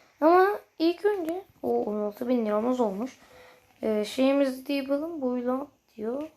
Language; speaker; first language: Turkish; native; Turkish